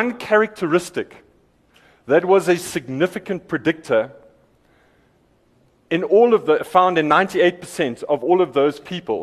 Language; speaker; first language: English; native; English